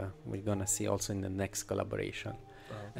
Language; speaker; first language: English; non-native, fluent; Italian